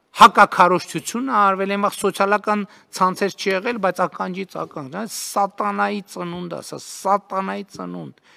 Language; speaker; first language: Armenian; native; Armenian